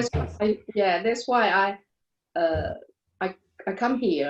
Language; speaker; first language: English; non-native, learner; Chinese